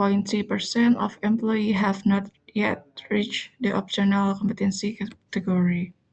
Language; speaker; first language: English; non-native, learner; Indonesian